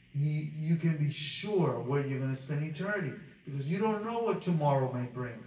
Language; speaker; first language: English; early bilingual, other home language; Spanish